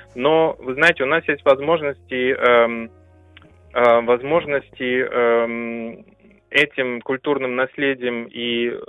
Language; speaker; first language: Russian; non-native, local second language; German